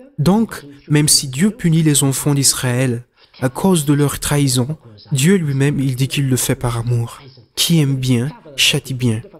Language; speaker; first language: French; non-native, local second language; Malagasy